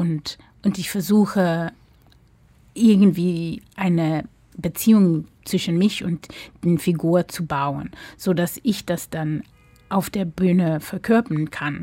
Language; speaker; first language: German; non-native, fluent; English